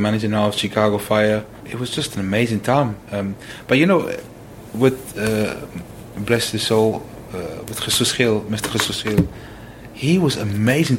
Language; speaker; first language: English; non-native, local second language; Afrikaans